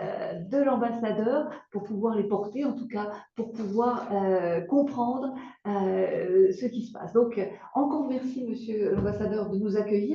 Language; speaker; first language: French; native; French